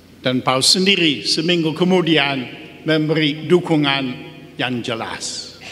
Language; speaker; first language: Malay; non-native, fluent; English